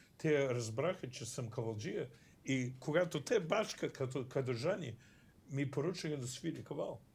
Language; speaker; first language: Bulgarian; non-native, fluent; English